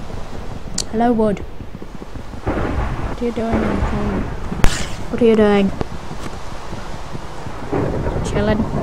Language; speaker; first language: English; native; English